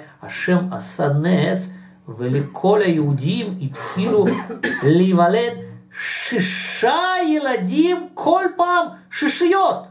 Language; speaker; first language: Hebrew; non-native, fluent; Russian